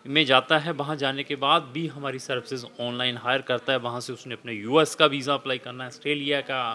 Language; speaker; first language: Hindi; non-native, local second language; Punjabi